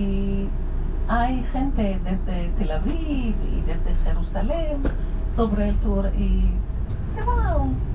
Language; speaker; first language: Spanish; non-native, learner; Hebrew